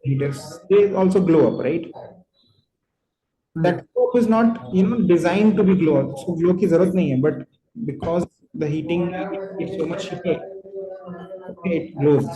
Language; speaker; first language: English; non-native, local second language; Hindi